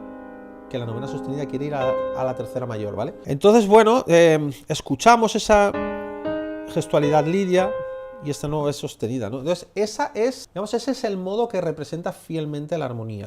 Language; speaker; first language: Spanish; native; Spanish